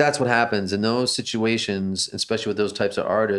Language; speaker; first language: English; native; English